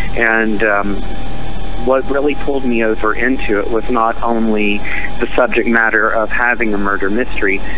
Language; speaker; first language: English; native; English